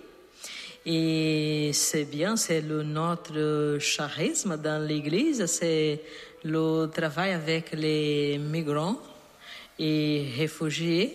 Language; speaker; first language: French; non-native, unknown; Portuguese